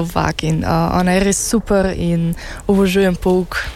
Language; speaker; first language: Slovenian; early bilingual, heritage; Slovenian